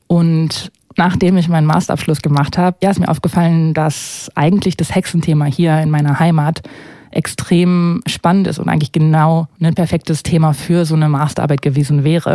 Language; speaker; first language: German; native; German